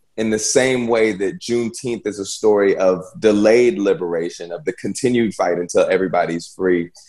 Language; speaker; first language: English; native; English